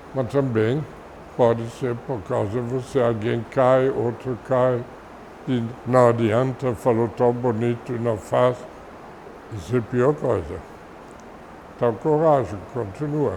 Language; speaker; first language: Portuguese; non-native, fluent; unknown